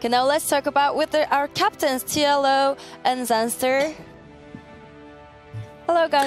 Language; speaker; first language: English; non-native, fluent; French